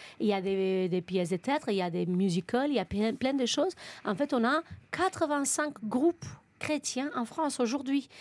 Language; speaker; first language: French; non-native, fluent; Romanian